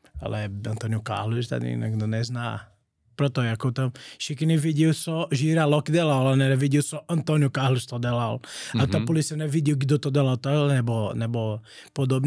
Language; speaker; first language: Czech; non-native, learner; Portuguese